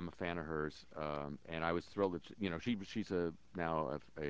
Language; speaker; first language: English; native; English